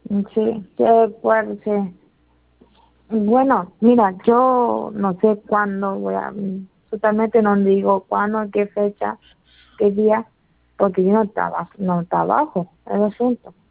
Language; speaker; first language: Spanish; non-native, learner; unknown